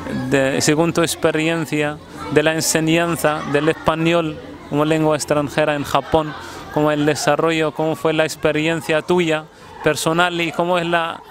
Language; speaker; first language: Spanish; non-native, fluent; Arabic